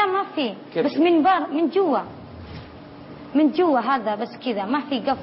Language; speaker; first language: Arabic; non-native, learner; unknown